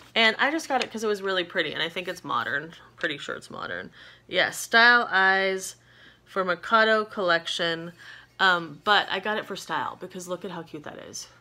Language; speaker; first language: English; native; English